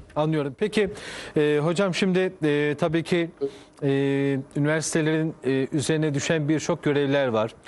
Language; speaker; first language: Turkish; native; Turkish